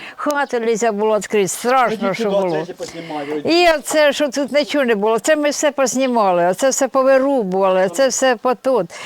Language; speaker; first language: Ukrainian; native; Ukrainian